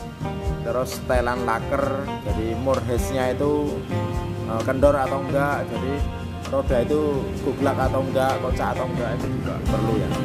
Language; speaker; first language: Indonesian; non-native, local second language; Javanese